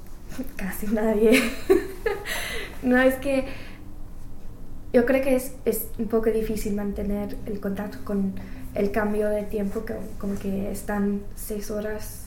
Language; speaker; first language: Spanish; non-native, learner; English